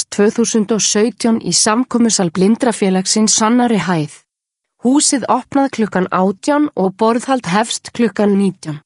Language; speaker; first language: Icelandic; native; Icelandic